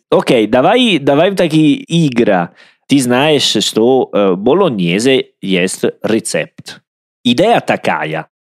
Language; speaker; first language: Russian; non-native, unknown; Italian